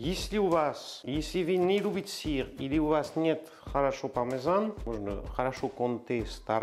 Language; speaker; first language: Russian; non-native, learner; French